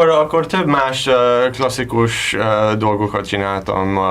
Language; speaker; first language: Hungarian; non-native, learner; English